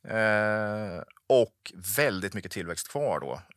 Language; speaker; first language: Swedish; native; Swedish